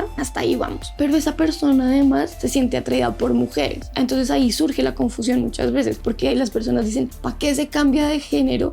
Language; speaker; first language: Spanish; native; Spanish